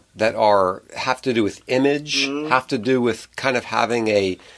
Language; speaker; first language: English; native; English